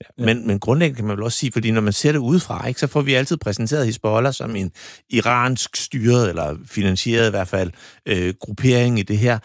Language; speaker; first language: Danish; native; Danish